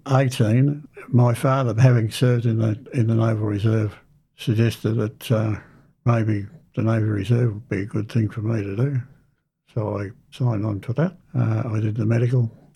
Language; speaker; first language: English; native; English